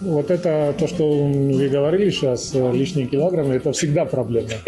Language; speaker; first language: Russian; non-native, fluent; Georgian